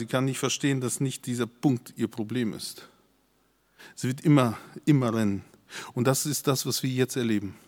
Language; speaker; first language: German; native; German